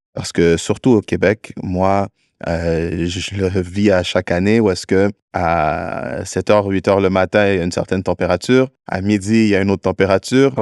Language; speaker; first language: French; native; French